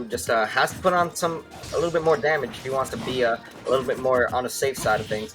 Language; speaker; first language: English; native; English